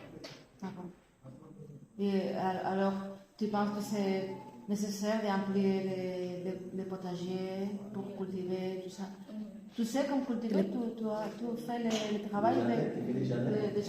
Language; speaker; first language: French; non-native, fluent; Spanish